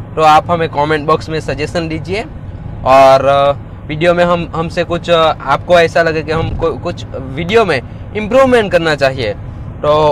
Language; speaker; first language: Hindi; non-native, local second language; Gujarati